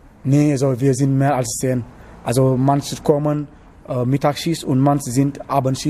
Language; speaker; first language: German; non-native, learner; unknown